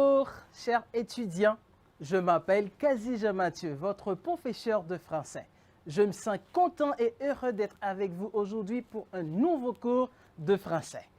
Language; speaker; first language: French; non-native, fluent; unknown